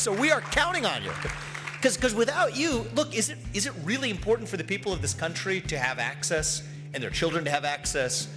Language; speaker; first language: English; native; English